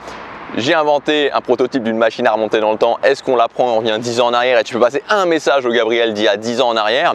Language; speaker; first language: French; native; French